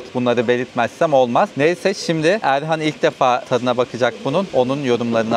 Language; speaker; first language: Turkish; native; Turkish